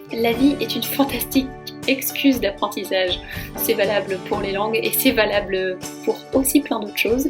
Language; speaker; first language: French; native; French